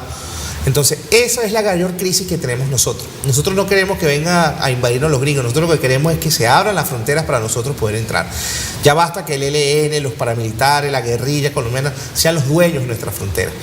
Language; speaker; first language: Spanish; native; Spanish